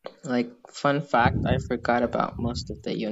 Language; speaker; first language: English; non-native, fluent; Indonesian